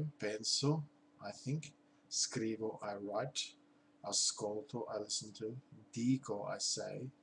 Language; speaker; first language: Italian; non-native, learner; English